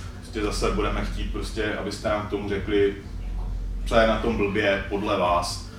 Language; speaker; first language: Czech; native; Czech